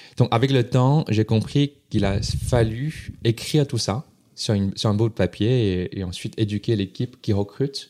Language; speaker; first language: French; non-native, fluent; Cantonese